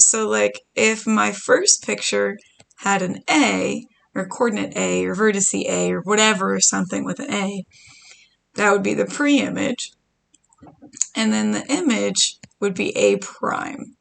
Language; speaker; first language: English; native; English